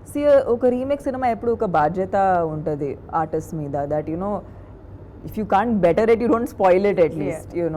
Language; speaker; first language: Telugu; non-native, fluent; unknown